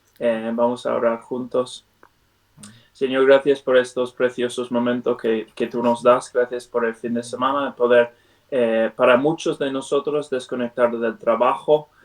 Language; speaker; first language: Spanish; non-native, fluent; English